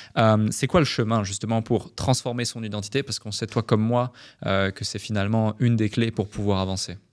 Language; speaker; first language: French; native; French